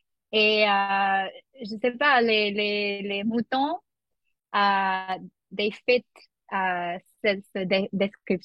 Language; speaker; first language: French; non-native, learner; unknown